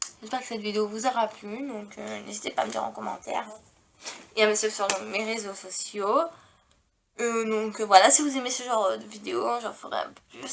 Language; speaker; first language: French; native; French